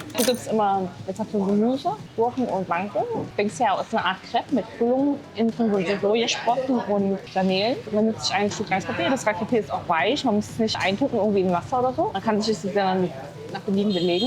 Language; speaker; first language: German; native; German